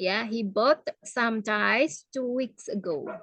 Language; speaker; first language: English; non-native, fluent; Indonesian